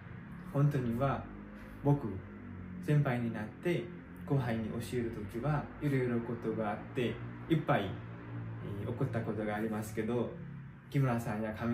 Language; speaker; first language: Japanese; non-native, learner; Nepali